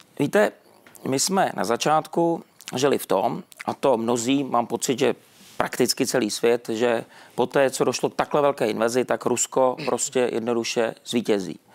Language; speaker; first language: Czech; native; Czech